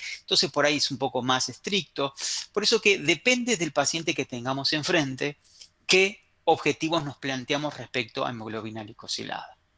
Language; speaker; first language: Spanish; native; Spanish